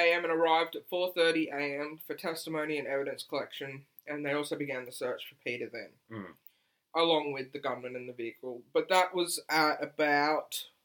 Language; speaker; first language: English; native; English